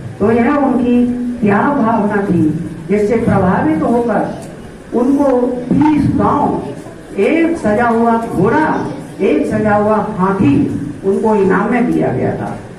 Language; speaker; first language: Hindi; native; Hindi